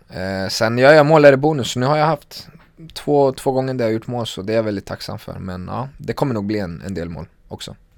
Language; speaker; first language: Swedish; early bilingual, other home language; Kurdish